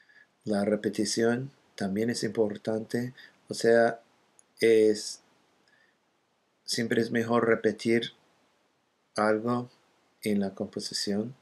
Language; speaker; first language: Spanish; non-native, fluent; English